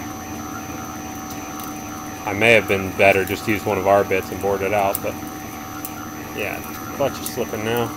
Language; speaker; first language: English; native; English